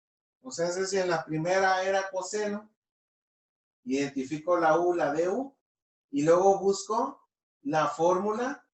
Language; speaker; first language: Spanish; native; Spanish